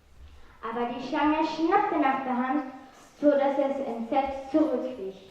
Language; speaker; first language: German; native; German